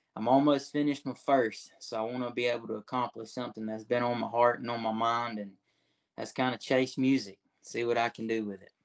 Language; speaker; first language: English; native; English